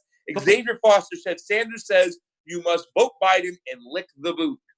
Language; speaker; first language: English; native; English